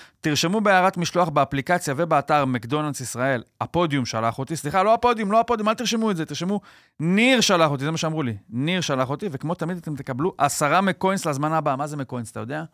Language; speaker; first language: Hebrew; native; Hebrew